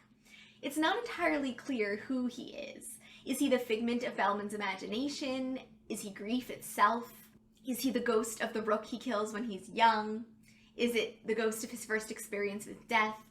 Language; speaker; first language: English; native; English